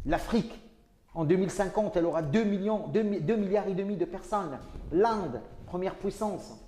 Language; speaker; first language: French; non-native, local second language; Arabic